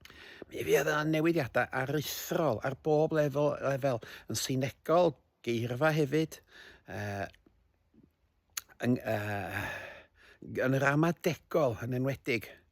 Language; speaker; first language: Welsh; native; Welsh